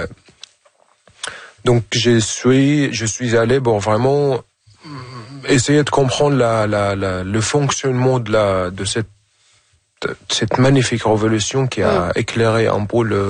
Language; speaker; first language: French; non-native, fluent; Arabic